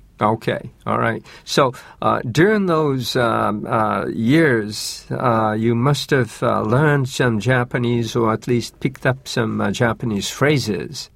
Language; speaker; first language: English; non-native, fluent; Japanese